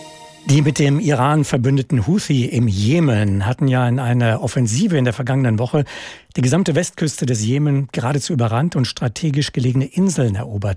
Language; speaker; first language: German; native; German